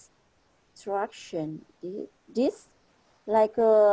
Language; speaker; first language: English; non-native, fluent; Vietnamese